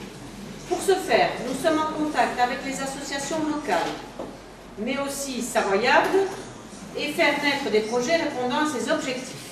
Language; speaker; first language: French; native; French